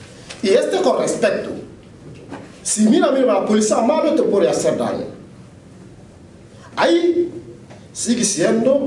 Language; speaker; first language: Spanish; non-native, learner; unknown